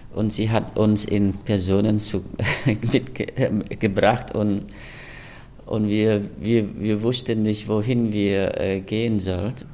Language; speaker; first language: German; non-native, fluent; Khmer